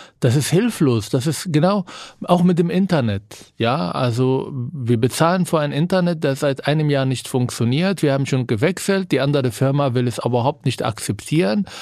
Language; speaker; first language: German; non-native, fluent; Arabic